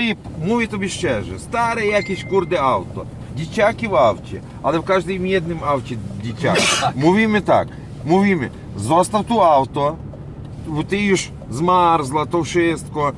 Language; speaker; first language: Polish; non-native, learner; Ukrainian